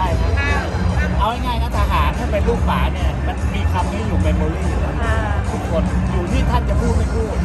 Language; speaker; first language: Thai; native; Thai